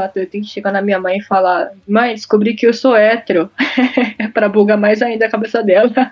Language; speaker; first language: Portuguese; early bilingual, other home language; Japanese